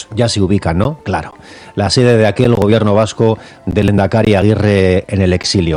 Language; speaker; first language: Spanish; native; Spanish